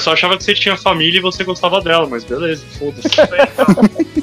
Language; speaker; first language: Portuguese; native; Portuguese